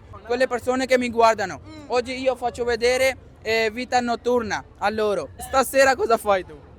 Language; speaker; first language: Italian; non-native, learner; Urdu